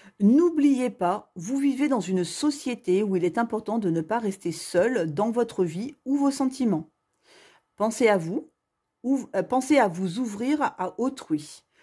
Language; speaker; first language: French; native; French